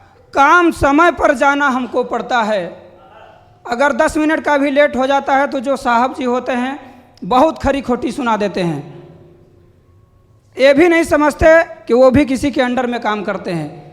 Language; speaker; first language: Hindi; native; Hindi